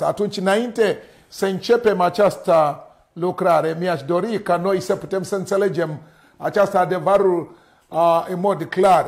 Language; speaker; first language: Romanian; non-native, learner; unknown